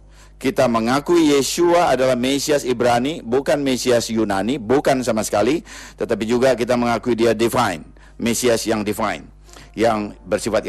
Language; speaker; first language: Indonesian; native; Indonesian